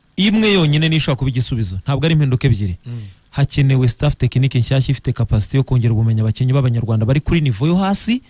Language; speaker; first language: Kinyarwanda; native; Kinyarwanda